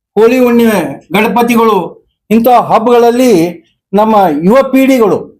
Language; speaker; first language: Kannada; non-native, local second language; Urdu